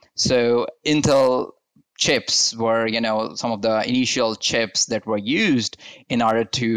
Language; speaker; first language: English; non-native, local second language; Hindi